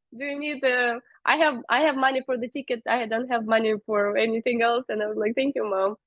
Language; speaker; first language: English; non-native, fluent; Russian